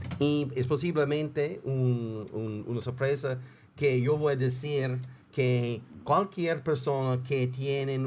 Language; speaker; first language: Spanish; non-native, fluent; English